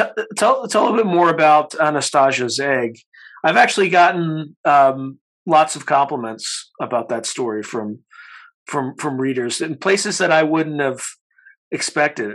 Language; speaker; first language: English; native; English